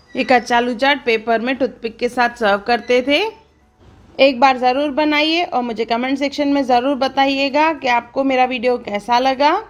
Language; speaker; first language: Hindi; non-native, local second language; Sindhi